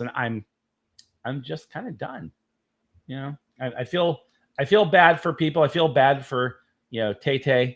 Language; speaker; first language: English; native; English